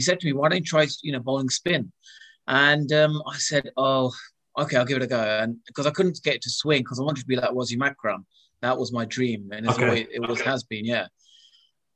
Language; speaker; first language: English; native; English